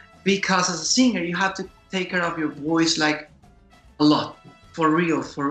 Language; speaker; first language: English; non-native, fluent; Spanish